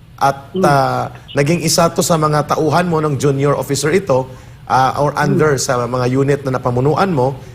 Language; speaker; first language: Filipino; native; Filipino